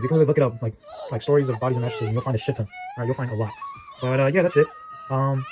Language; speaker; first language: English; native; English